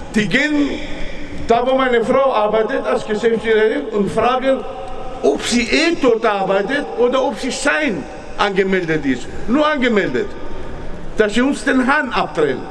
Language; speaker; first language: German; non-native, fluent; Greek